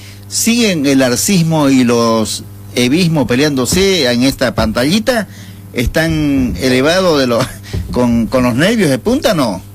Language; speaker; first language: Spanish; native; Spanish